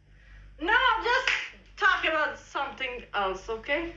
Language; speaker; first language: English; non-native, fluent; Persian